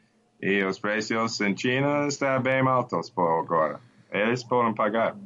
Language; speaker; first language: Portuguese; non-native, learner; Spanish